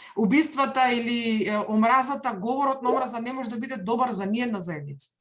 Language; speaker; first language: Macedonian; non-native, local second language; Albanian